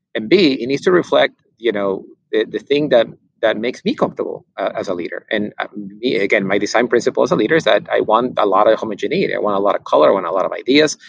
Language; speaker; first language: English; non-native, fluent; Spanish